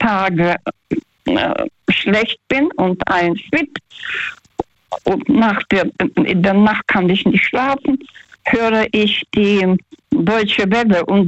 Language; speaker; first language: German; non-native, fluent; Russian